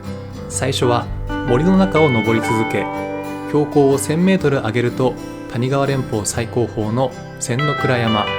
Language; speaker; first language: Japanese; native; Japanese